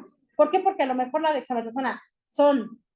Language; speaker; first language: Spanish; native; Spanish